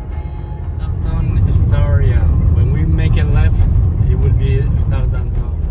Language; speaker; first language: English; non-native, fluent; Spanish